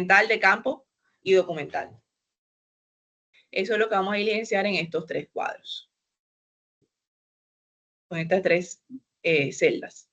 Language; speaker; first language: Spanish; native; Spanish